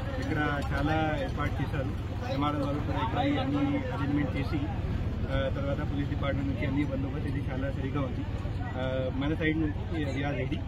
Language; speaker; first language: Telugu; non-native, fluent; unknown